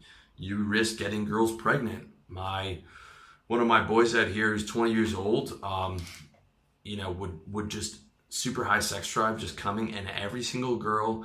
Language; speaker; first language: English; native; English